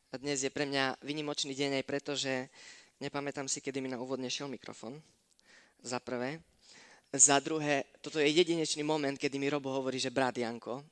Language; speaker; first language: Slovak; non-native, fluent; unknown